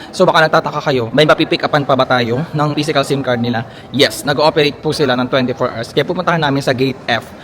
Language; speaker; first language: Filipino; native; Filipino